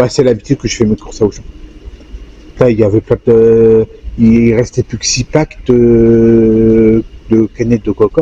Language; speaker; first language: French; native; French